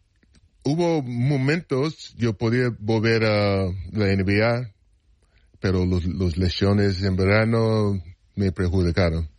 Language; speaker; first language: Spanish; non-native, fluent; English